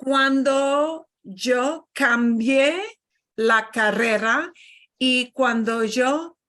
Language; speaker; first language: Spanish; non-native, fluent; English